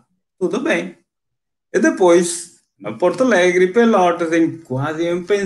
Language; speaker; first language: Portuguese; non-native, local second language; Hindi